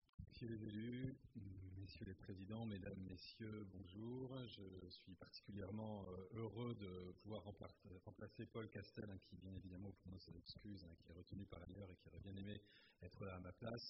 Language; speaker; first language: French; native; French